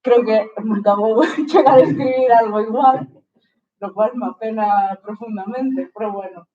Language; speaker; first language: Spanish; non-native, local second language; Galician